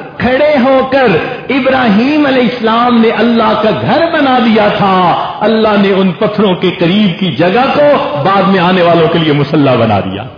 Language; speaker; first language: Urdu; non-native, local second language; Punjabi